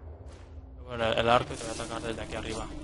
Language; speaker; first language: Spanish; native; Spanish